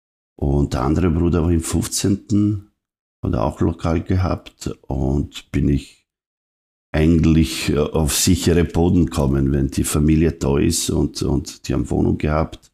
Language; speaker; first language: German; non-native, fluent; Serbian